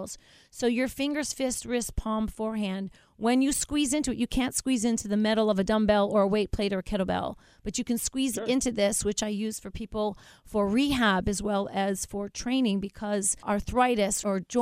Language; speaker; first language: English; native; English